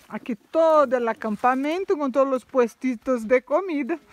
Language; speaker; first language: Spanish; non-native, learner; Portuguese